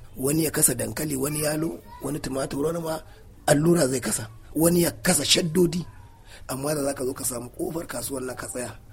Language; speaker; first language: Hausa; native; Hausa